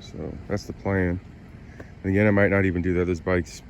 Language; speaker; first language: English; native; English